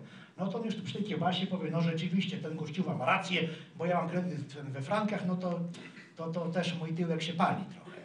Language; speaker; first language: Polish; native; Polish